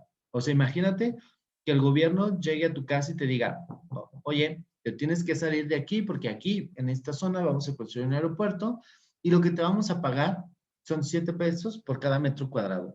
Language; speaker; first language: Spanish; native; Spanish